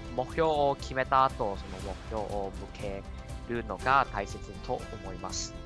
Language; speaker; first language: Japanese; non-native, learner; Cantonese